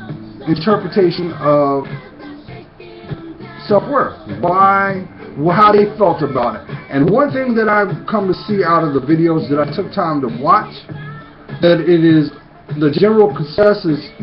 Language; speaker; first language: English; native; English